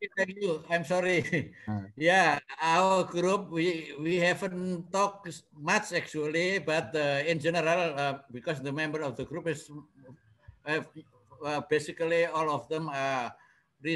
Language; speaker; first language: English; non-native, learner; Indonesian